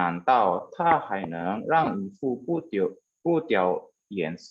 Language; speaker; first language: Chinese; non-native, fluent; Indonesian